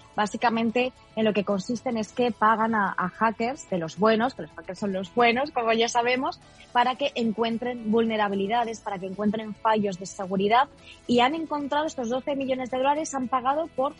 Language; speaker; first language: Spanish; native; Spanish